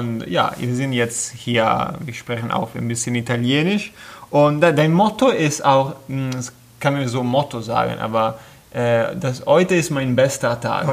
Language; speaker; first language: German; non-native, learner; Italian